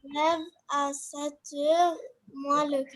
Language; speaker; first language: French; non-native, learner; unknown